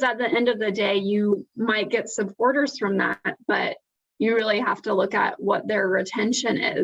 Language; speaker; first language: English; native; English